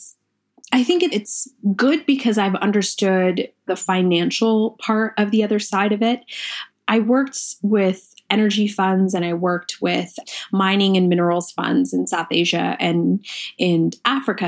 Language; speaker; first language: English; early bilingual, other home language; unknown